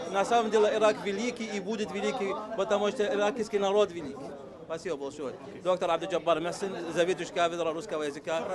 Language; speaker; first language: Russian; non-native, fluent; Arabic